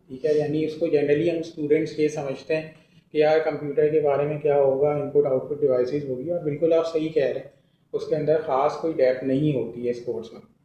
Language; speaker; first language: Hindi; native; Hindi